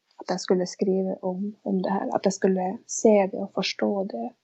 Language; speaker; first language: Swedish; non-native, fluent; Northern Sami